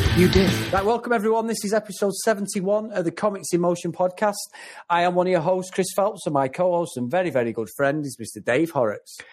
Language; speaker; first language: English; native; English